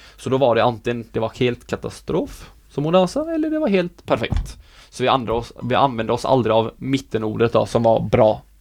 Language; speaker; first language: Swedish; native; Swedish